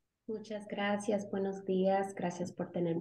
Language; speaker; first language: Spanish; early bilingual, heritage; Spanish